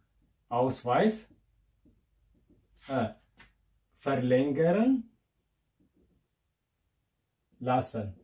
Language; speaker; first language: German; non-native, learner; Amharic